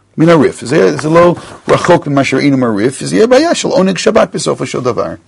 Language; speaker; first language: Hebrew; non-native, fluent; English